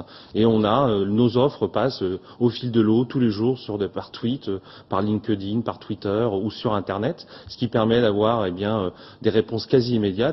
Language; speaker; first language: French; native; French